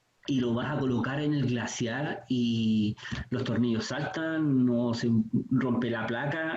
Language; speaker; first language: Spanish; native; Spanish